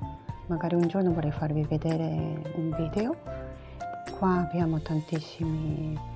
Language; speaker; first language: Italian; non-native, learner; Japanese